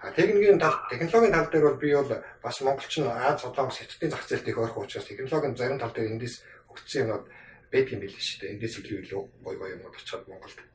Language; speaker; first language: Mongolian; native; Mongolian